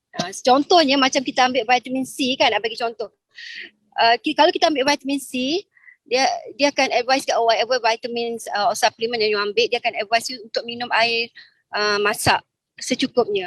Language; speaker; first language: Malay; native; Malay